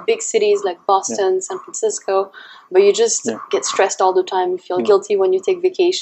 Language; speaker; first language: English; non-native, fluent; French